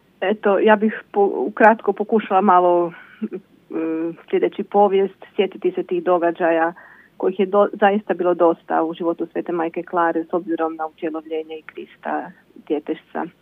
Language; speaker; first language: Croatian; native; Croatian